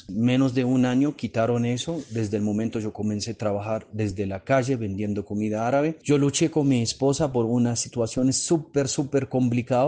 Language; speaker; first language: Spanish; non-native, fluent; Arabic